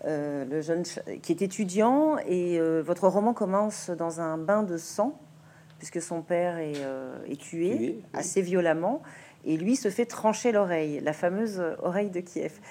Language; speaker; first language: French; native; French